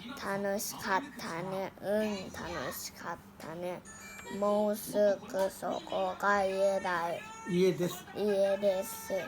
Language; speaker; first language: Japanese; non-native, learner; Thai